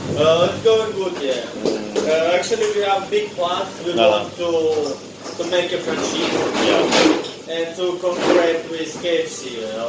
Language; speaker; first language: English; non-native, learner; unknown